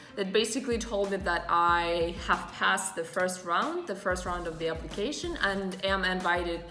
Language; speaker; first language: English; non-native, fluent; Russian